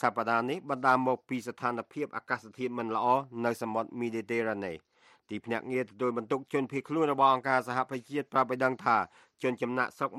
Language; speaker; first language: Khmer; native; Khmer